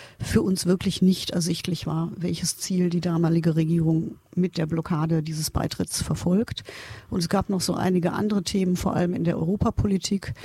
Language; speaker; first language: German; native; German